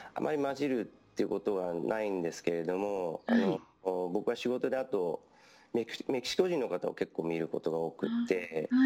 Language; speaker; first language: Japanese; native; Japanese